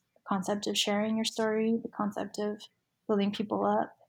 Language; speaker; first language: English; early bilingual, other home language; Spanish